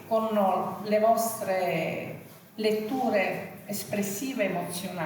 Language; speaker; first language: Italian; native; Italian